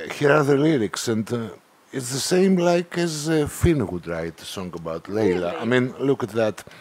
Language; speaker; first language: English; non-native, fluent; Greek